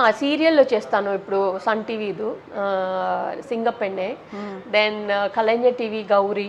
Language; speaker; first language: Telugu; non-native, learner; Tamil